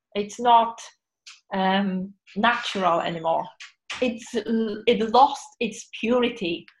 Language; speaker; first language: English; non-native, fluent; Polish